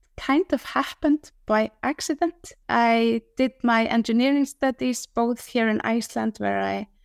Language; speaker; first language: English; non-native, fluent; Icelandic